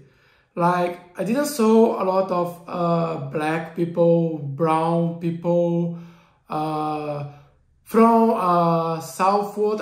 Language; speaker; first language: English; non-native, learner; Portuguese